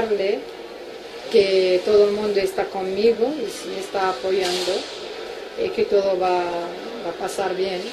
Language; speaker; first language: Spanish; non-native, local second language; Arabic